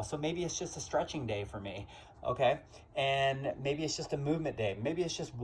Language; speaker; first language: English; native; English